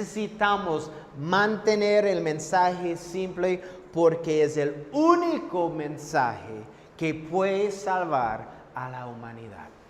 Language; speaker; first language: Spanish; non-native, fluent; English